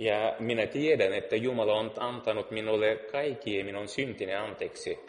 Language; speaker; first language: Finnish; non-native, learner; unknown